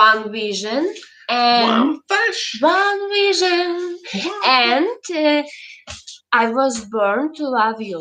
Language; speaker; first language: English; non-native, learner; Ukrainian